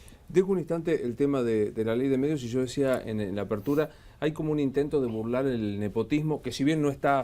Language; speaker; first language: Spanish; native; Spanish